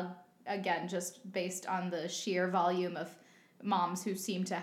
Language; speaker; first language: English; native; English